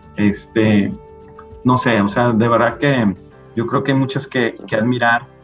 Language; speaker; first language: Spanish; native; Spanish